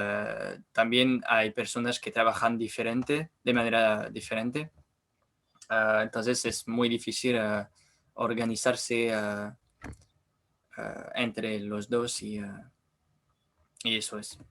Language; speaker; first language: Spanish; non-native, learner; French